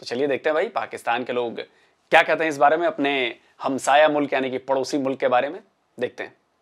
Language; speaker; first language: Hindi; native; Hindi